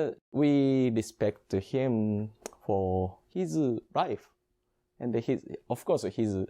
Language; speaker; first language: English; non-native, learner; Japanese